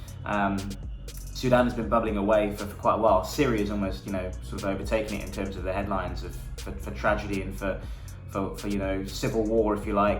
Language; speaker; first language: English; native; English